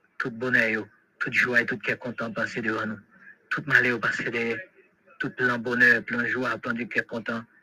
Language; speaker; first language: French; non-native, local second language; Haitian Creole